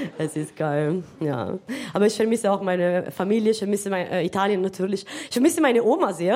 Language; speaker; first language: German; non-native, fluent; Italian